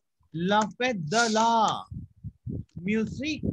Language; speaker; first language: French; non-native, fluent; Hindi